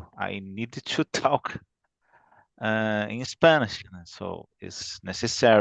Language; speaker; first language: English; non-native, fluent; Portuguese